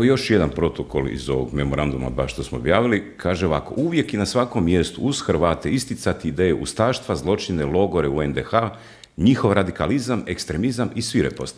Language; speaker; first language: Croatian; native; Croatian